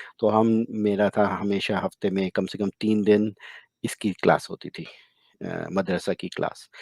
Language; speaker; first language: Urdu; native; Urdu